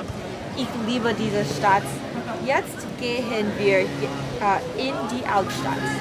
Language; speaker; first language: German; non-native, learner; English